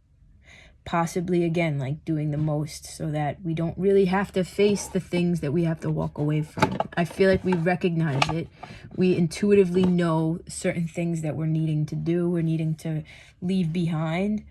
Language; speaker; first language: English; native; English